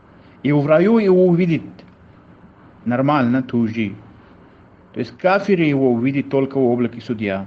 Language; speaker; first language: Russian; non-native, fluent; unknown